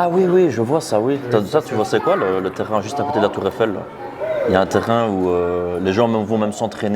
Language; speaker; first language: French; native; French